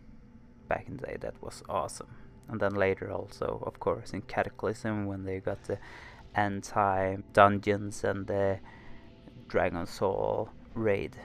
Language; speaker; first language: English; non-native, fluent; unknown